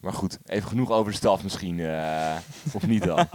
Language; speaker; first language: Dutch; native; Dutch